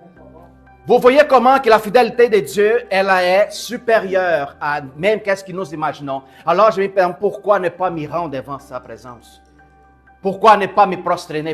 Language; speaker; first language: French; native; French